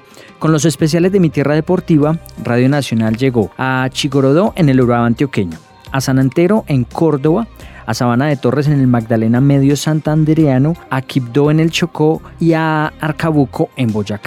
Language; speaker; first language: Spanish; native; Spanish